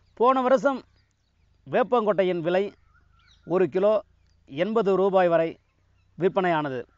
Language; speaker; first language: Tamil; native; Tamil